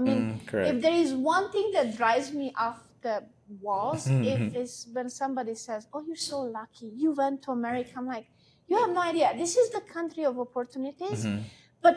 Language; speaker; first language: English; non-native, fluent; Hungarian